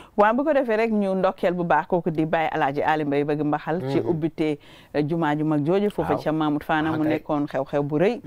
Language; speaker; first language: Wolof; native; Wolof